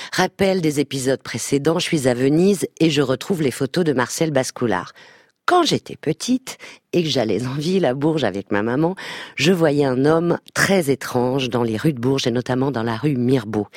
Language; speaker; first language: French; native; French